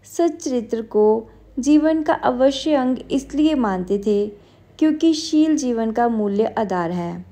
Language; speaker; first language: Hindi; non-native, local second language; Punjabi